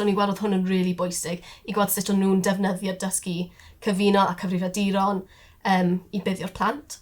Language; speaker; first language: Welsh; non-native, local second language; English